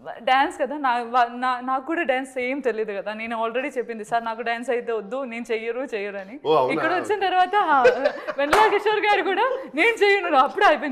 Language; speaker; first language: Telugu; non-native, learner; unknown